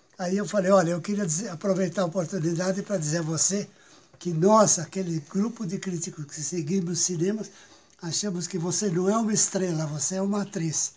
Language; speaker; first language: Portuguese; native; Portuguese